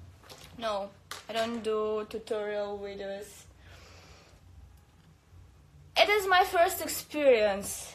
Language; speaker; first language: English; non-native, learner; Russian